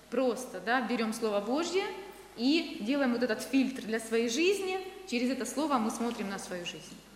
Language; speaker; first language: Russian; native; Russian